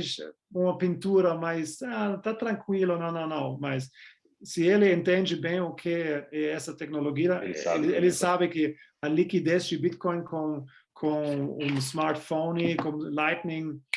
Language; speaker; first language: Portuguese; non-native, fluent; German